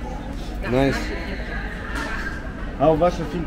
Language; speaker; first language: Russian; early bilingual, heritage; Russian